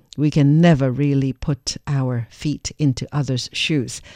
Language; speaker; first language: English; non-native, fluent; Chinese